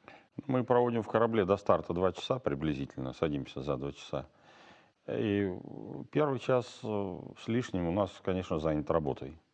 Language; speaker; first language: Russian; native; Russian